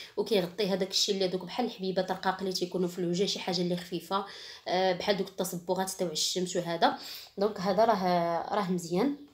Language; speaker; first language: Arabic; native; Arabic